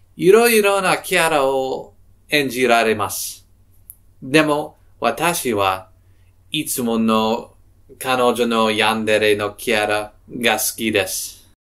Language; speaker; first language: Japanese; non-native, learner; English